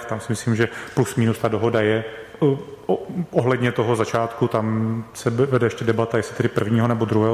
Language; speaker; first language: Czech; native; Czech